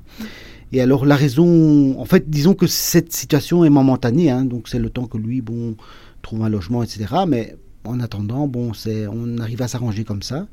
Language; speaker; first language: French; early bilingual, other home language; Spanish